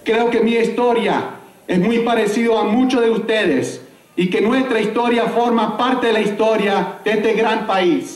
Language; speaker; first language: Spanish; early bilingual, heritage; Spanish